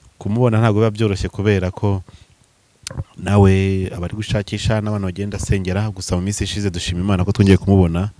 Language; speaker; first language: Kinyarwanda; native; Kinyarwanda